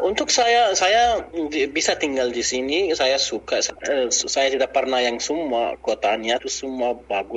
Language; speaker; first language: Indonesian; non-native, learner; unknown